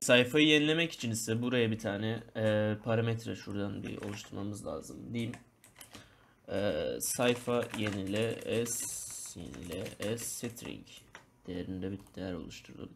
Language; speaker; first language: Turkish; native; Turkish